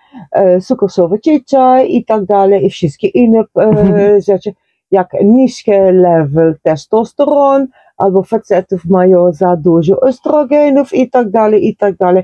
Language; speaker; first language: Polish; non-native, learner; Dutch